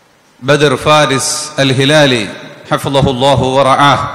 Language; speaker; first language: Arabic; non-native, fluent; Malayalam